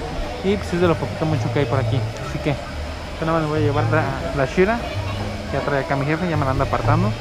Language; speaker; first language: Spanish; native; Spanish